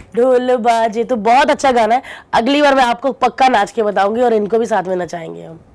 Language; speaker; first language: Hindi; non-native, local second language; Punjabi